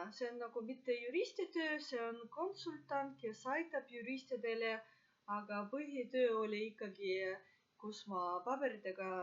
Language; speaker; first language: Estonian; non-native, local second language; Russian